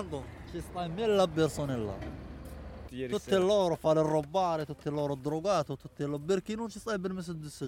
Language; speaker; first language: Italian; non-native, learner; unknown